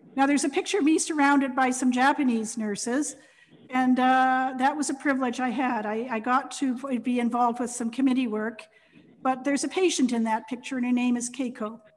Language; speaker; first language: English; native; English